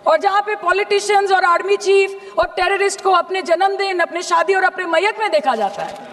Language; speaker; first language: Hindi; non-native, local second language; Bangla